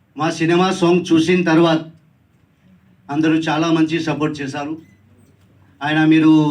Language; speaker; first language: Telugu; non-native, learner; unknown